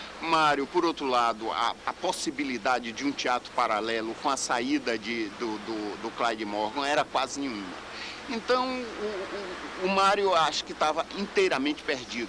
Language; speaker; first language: Portuguese; native; Portuguese